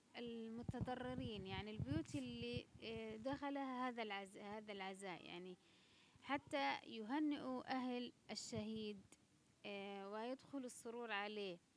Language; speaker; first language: Arabic; native; Arabic